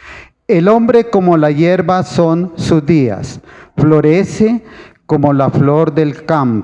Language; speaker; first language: Spanish; native; Spanish